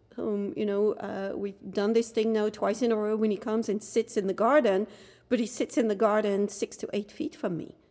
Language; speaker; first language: English; non-native, fluent; French